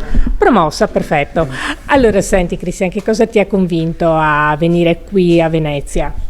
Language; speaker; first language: Italian; native; Italian